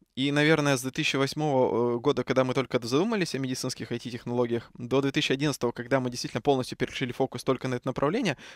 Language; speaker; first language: Russian; native; Russian